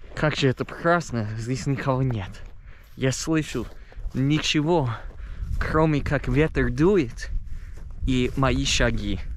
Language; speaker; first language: Russian; non-native, fluent; English